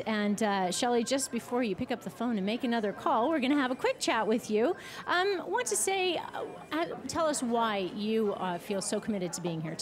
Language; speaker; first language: English; native; English